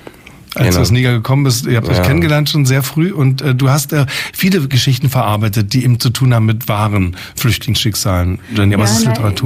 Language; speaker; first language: German; native; German